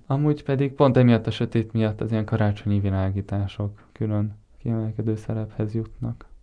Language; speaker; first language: Hungarian; early bilingual, heritage; Hungarian